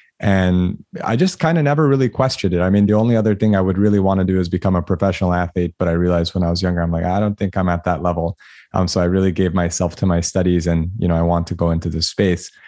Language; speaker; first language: English; early bilingual, other home language; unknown